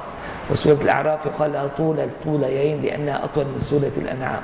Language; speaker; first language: Arabic; native; Arabic